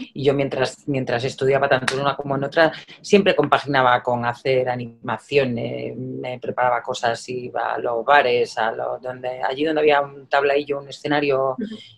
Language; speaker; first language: Spanish; native; Spanish